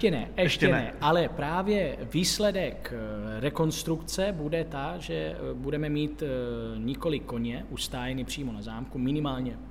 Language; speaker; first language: Czech; non-native, fluent; Italian